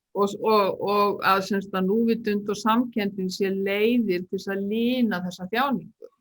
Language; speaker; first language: Icelandic; native; Icelandic